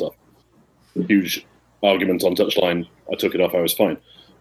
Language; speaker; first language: English; native; English